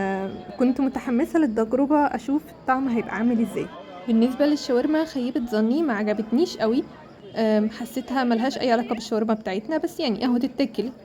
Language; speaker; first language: Arabic; native; Arabic